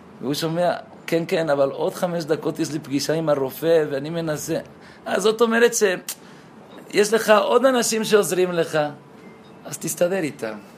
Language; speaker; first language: Hebrew; non-native, fluent; Spanish